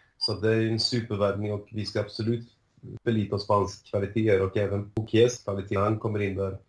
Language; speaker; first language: Swedish; early bilingual, other home language; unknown